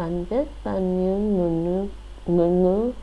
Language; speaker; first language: Vietnamese; non-native, learner; English